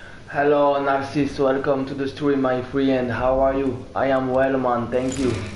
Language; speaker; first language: English; non-native, learner; French